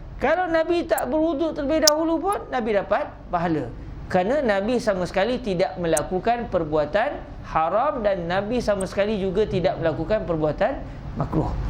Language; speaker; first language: Malay; native; Malay